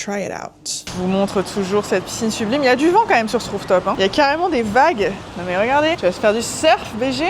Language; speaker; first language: French; native; French